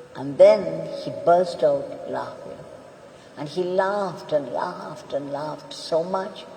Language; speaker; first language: English; non-native, local second language; Tamil